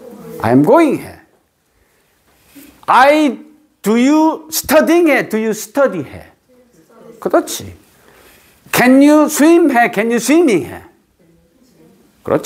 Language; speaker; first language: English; non-native, fluent; Korean